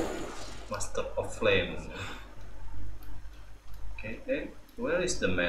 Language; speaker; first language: English; non-native, learner; Indonesian